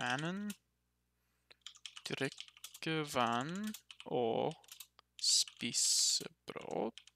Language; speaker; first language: Norwegian; non-native, learner; English